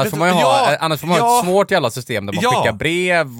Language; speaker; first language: Swedish; native; Swedish